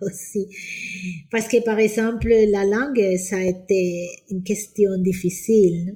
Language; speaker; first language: French; non-native, fluent; Spanish